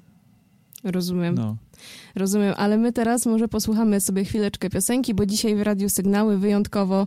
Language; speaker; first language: Polish; native; Polish